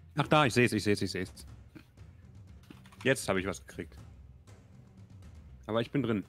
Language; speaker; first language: German; native; German